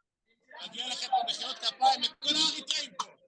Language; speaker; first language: Hebrew; native; Hebrew